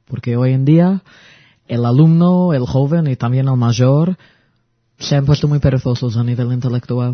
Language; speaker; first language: Spanish; early bilingual, heritage; Spanish